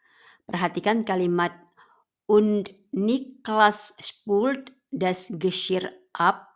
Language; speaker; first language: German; non-native, fluent; Indonesian